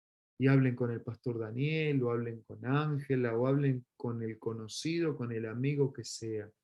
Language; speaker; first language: Spanish; native; Spanish